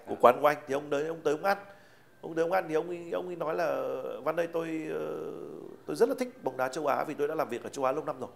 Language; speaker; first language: Vietnamese; native; Vietnamese